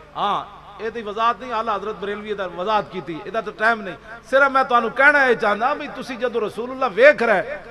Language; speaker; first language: Urdu; non-native, local second language; Punjabi